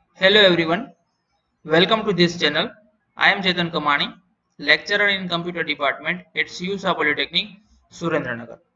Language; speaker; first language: English; non-native, local second language; Gujarati